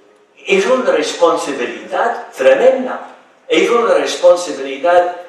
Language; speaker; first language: Spanish; non-native, fluent; English